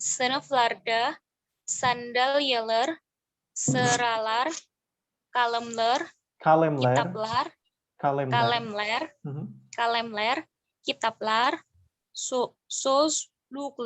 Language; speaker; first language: Turkish; non-native, learner; Indonesian